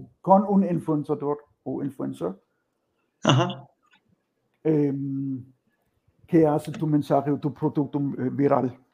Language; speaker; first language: Spanish; non-native, fluent; Danish